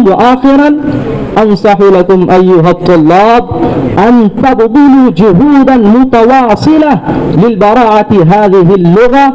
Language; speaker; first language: Arabic; non-native, fluent; Urdu